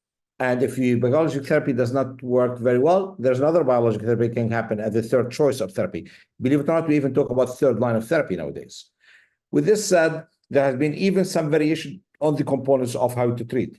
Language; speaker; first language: English; non-native, fluent; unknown